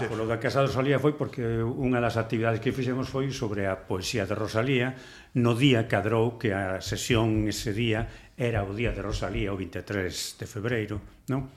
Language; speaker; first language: Galician; native; Galician